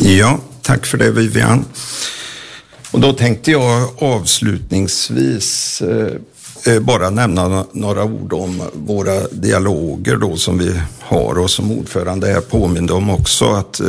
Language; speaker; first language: Swedish; native; Swedish